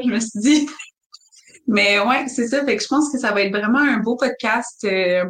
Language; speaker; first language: French; native; French